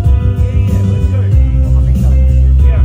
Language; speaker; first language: Indonesian; non-native, learner; English